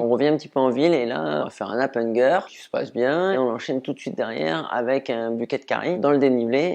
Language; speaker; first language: French; native; French